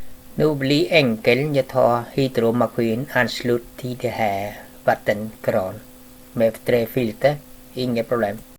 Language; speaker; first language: Swedish; non-native, learner; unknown